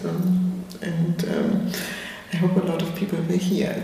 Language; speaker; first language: English; non-native, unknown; German